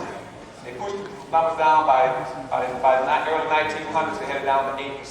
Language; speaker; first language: English; native; English